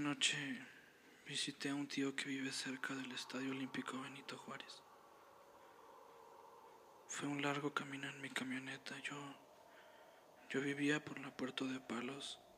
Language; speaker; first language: Spanish; native; Spanish